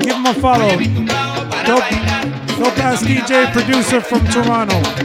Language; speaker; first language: English; early bilingual, other home language; Spanish